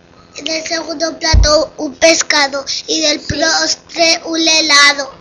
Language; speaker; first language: Spanish; early bilingual, other home language; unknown